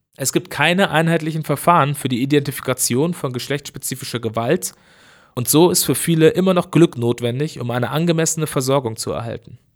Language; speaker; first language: German; native; German